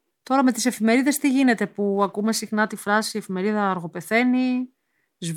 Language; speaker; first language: Greek; native; Greek